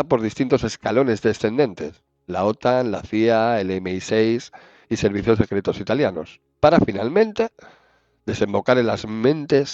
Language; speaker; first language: Spanish; native; Spanish